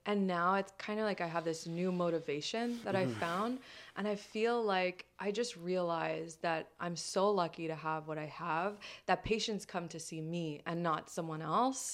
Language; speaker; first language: English; non-native, fluent; French